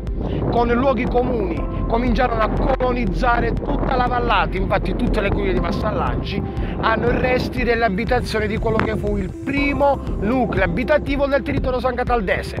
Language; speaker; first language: Italian; native; Italian